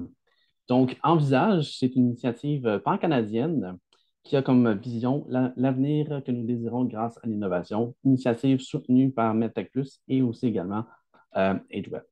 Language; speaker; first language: French; native; French